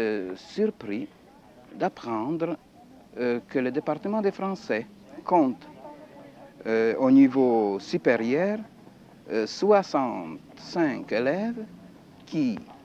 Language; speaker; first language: French; non-native, fluent; Polish